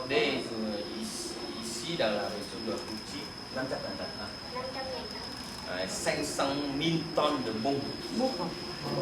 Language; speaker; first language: French; non-native, fluent; Vietnamese